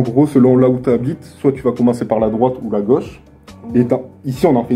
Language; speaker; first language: French; native; French